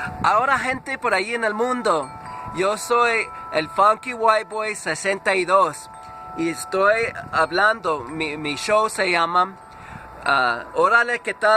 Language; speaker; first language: Spanish; non-native, fluent; English